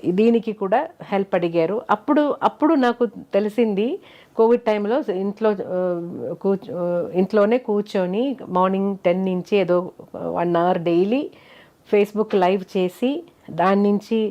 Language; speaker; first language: Telugu; non-native, fluent; Malayalam